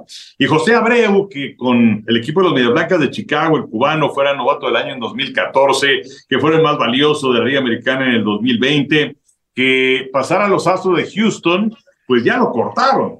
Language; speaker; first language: Spanish; native; Spanish